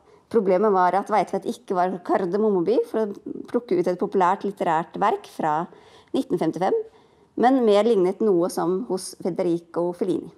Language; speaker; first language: Norwegian; native; Norwegian